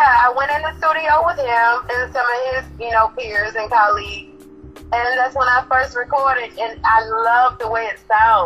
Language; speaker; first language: English; native; English